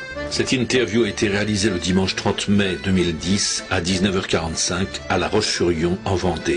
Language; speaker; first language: French; native; French